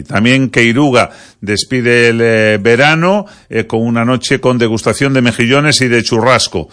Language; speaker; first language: Spanish; native; Spanish